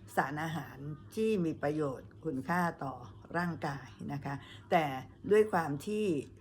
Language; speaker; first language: Thai; native; Thai